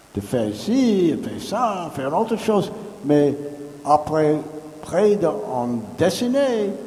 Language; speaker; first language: French; non-native, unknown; English